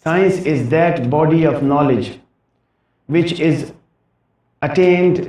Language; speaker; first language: English; non-native, local second language; Urdu